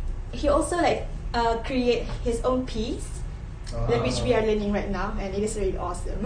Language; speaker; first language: English; non-native, local second language; Malay